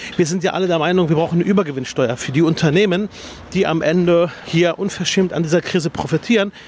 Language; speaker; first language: German; early bilingual, other home language; Arabic